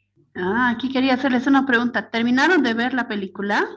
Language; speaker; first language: Spanish; native; Spanish